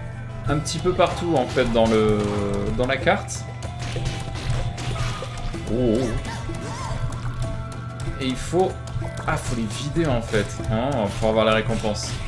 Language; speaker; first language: French; native; French